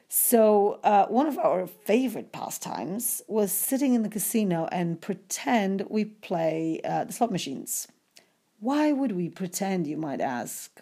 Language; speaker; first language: English; non-native, fluent; Polish